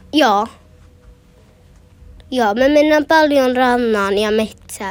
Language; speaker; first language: Finnish; early bilingual, heritage; Finnish